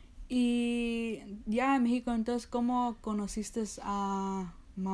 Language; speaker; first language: Spanish; early bilingual, heritage; Spanish